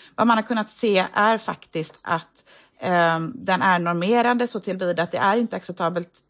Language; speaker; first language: Swedish; native; Swedish